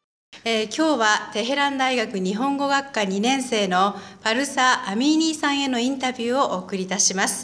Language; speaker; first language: Japanese; native; Japanese